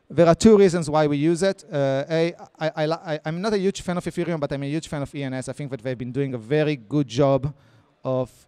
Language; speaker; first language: English; non-native, fluent; Hebrew